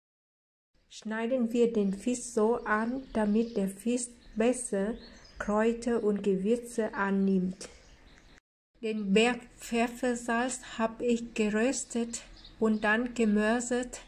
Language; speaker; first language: German; non-native, fluent; Vietnamese